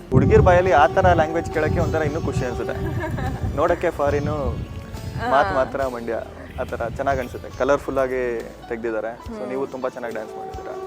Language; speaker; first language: Kannada; native; Kannada